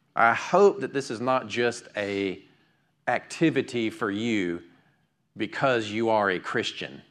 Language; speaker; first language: English; native; English